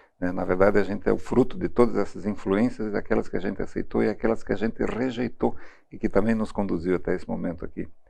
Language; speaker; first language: Portuguese; early bilingual, other home language; German